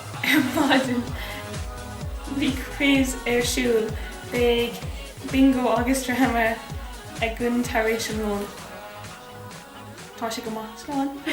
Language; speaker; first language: Irish; non-native, local second language; English